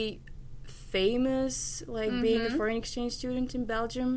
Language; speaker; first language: English; non-native, learner; French